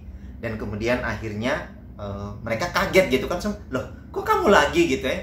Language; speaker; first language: Indonesian; native; Indonesian